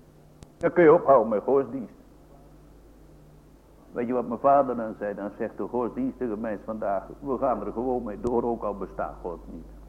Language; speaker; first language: Dutch; native; Dutch